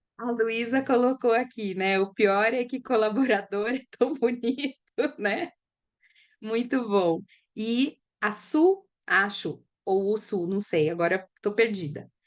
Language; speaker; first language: Portuguese; native; Portuguese